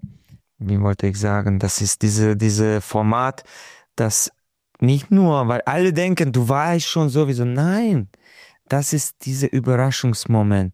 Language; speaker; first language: German; non-native, local second language; Hungarian